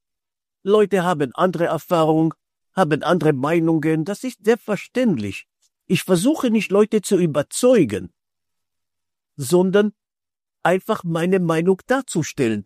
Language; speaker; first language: German; non-native, fluent; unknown